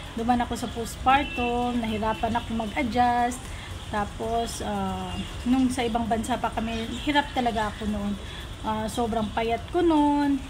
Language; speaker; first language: Filipino; non-native, local second language; Cebuano